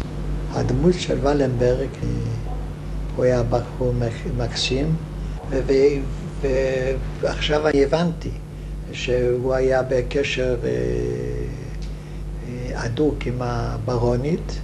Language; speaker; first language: Hebrew; non-native, fluent; Hungarian